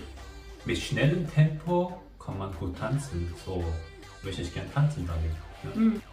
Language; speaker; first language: German; non-native, learner; Korean